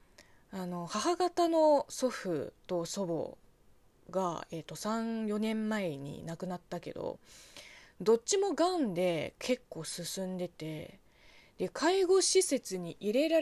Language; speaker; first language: Japanese; non-native, fluent; Chinese